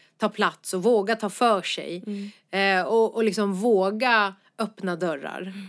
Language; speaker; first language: Swedish; early bilingual, other home language; Persian